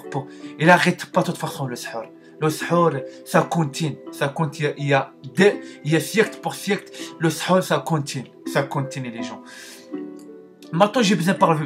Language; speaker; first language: French; non-native, learner; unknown